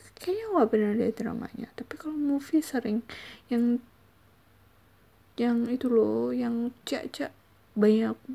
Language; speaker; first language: Indonesian; native; Indonesian